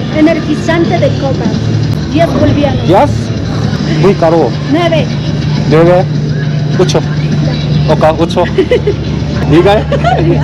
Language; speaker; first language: Spanish; non-native, learner; Korean